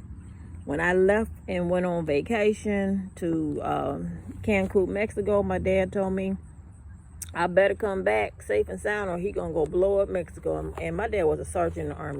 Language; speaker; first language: English; native; English